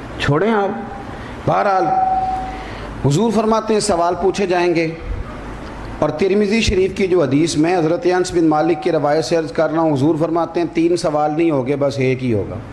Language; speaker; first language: Urdu; non-native, local second language; Punjabi